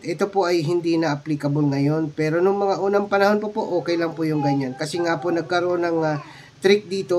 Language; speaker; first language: Filipino; native; Filipino